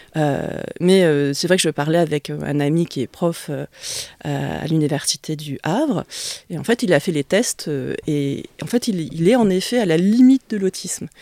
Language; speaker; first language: French; early bilingual, other home language; Vietnamese